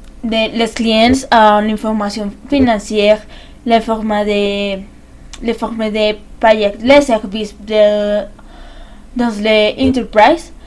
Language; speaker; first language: French; non-native, learner; Spanish